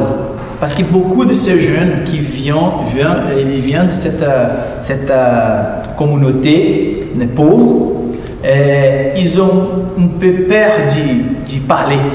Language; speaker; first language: French; non-native, fluent; Portuguese